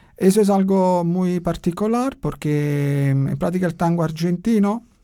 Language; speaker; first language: Spanish; non-native, learner; Italian